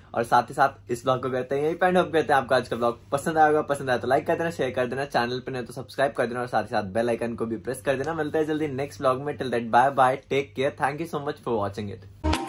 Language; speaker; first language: Hindi; native; Hindi